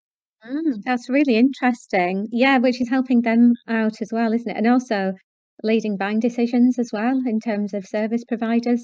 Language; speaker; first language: English; native; English